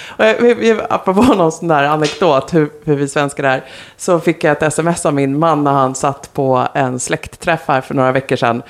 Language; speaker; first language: Swedish; native; Swedish